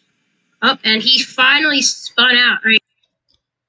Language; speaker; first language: English; native; English